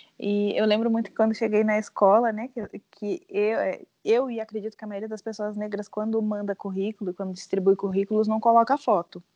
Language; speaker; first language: Portuguese; native; Portuguese